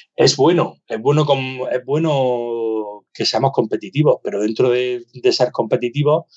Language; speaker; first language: Spanish; native; Spanish